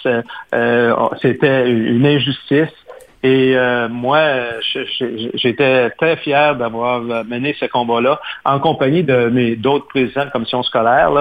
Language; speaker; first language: French; native; French